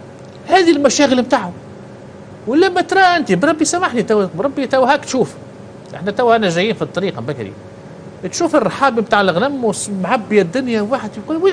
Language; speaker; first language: Arabic; native; Arabic